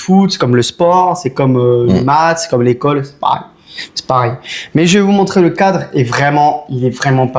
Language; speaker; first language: French; native; French